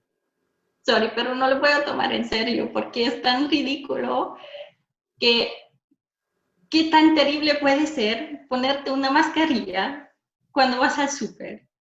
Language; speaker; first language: Spanish; non-native, fluent; German